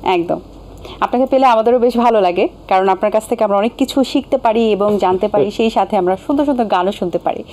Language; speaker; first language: Bangla; native; Bangla